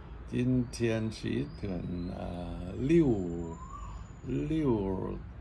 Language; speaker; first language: Chinese; non-native, learner; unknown